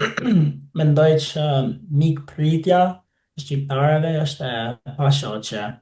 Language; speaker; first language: Albanian; non-native, fluent; English